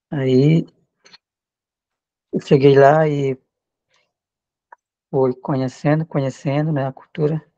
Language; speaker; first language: Portuguese; non-native, local second language; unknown